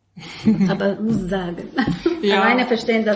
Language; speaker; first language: German; non-native, learner; Arabic